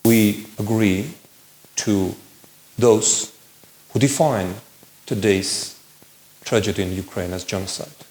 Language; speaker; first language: English; non-native, fluent; Armenian